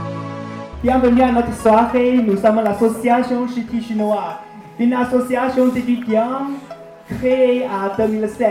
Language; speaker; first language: French; non-native, learner; Chinese